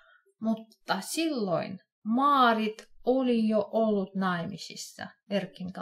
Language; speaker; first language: Finnish; non-native, fluent; Russian